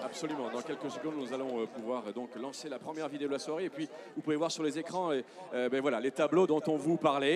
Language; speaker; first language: French; native; French